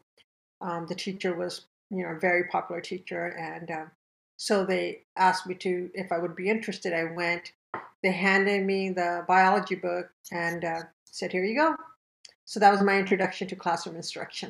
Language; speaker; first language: English; early bilingual, other home language; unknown